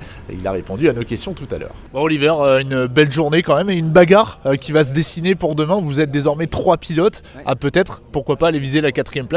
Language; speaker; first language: French; native; French